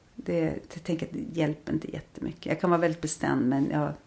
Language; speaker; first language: Swedish; native; Swedish